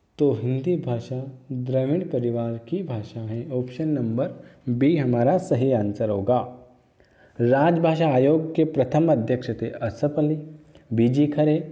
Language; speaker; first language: Hindi; native; Hindi